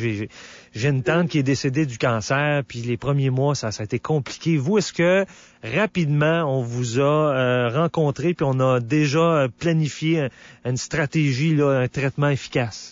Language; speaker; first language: French; native; French